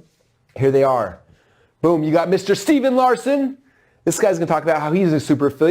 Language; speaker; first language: English; native; English